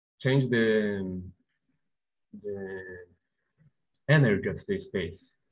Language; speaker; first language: English; non-native, learner; Portuguese